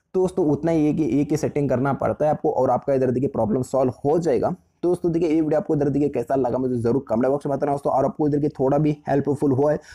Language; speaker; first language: Hindi; native; Hindi